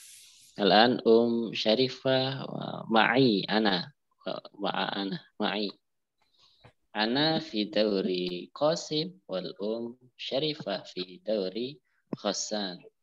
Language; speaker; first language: Arabic; non-native, fluent; Indonesian